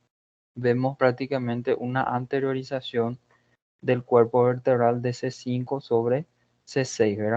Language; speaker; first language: Spanish; non-native, fluent; Portuguese